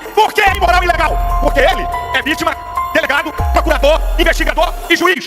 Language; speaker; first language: Portuguese; native; Portuguese